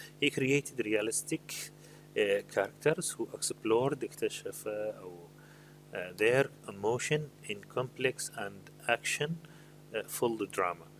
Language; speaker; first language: English; non-native, fluent; Arabic